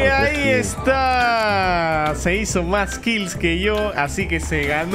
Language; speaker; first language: Spanish; native; Spanish